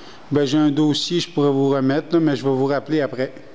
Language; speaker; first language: French; native; French